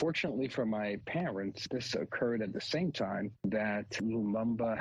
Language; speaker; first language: English; native; English